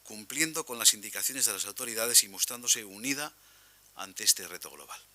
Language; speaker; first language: Spanish; native; Spanish